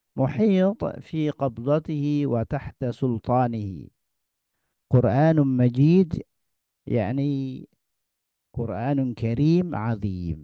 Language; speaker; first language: Arabic; non-native, fluent; Indonesian